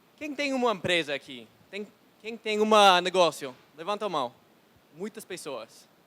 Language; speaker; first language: Portuguese; non-native, learner; English